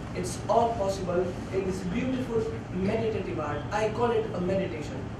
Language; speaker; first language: English; non-native, local second language; Gujarati